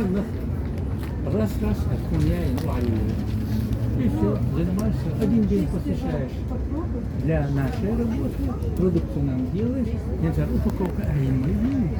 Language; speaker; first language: Russian; non-native, local second language; Chechen